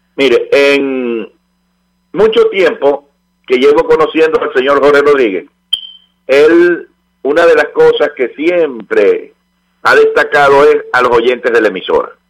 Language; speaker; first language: Spanish; native; Spanish